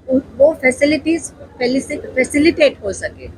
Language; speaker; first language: Hindi; non-native, local second language; Marathi